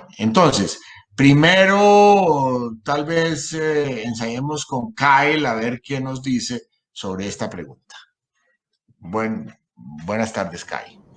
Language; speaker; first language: Spanish; native; Spanish